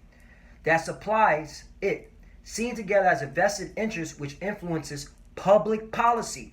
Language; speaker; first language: English; native; English